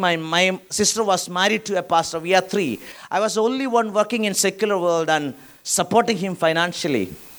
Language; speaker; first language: English; non-native, local second language; Malayalam